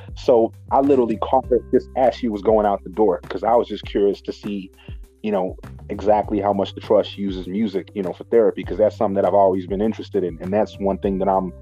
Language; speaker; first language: English; non-native, local second language; Shona